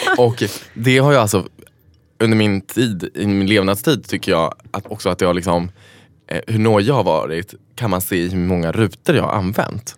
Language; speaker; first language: Swedish; early bilingual, other home language; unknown